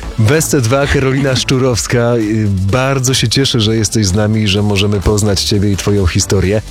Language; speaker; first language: Polish; native; Polish